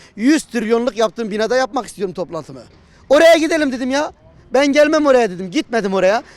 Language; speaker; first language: Turkish; native; Turkish